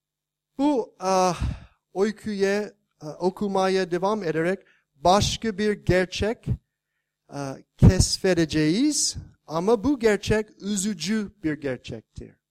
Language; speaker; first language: Turkish; non-native, fluent; English